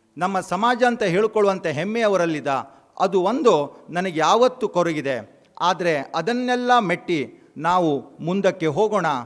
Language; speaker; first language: Kannada; non-native, local second language; Konkani